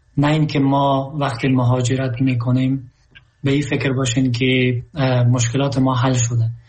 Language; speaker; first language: Persian; native; Persian